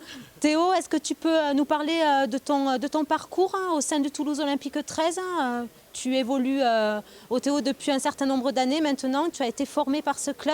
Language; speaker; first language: French; native; French